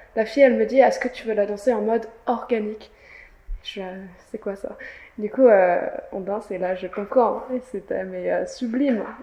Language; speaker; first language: French; native; French